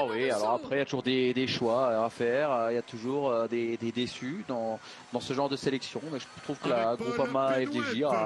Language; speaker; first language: French; native; French